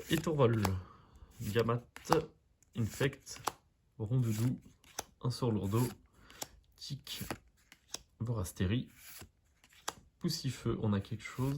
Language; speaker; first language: French; native; French